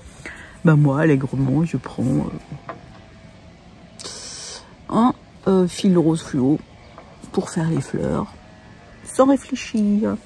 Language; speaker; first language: French; native; French